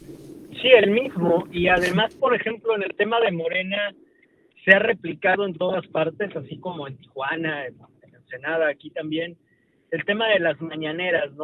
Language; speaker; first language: Spanish; native; Spanish